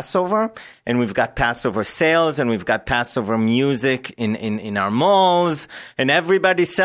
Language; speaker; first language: English; non-native, fluent; Hebrew